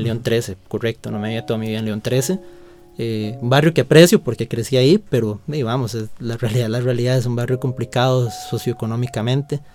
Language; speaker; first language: Spanish; native; Spanish